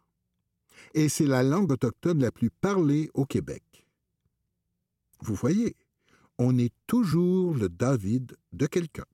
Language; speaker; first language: French; native; French